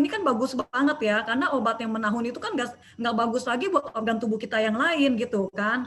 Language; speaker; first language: Indonesian; native; Indonesian